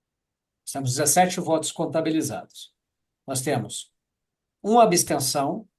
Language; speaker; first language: Portuguese; native; Portuguese